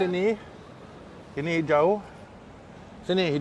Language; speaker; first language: Indonesian; non-native, learner; French